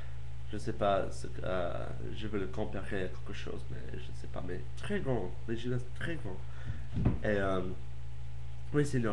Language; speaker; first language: French; non-native, learner; English